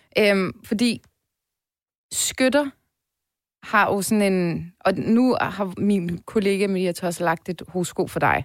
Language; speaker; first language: Danish; early bilingual, other home language; Persian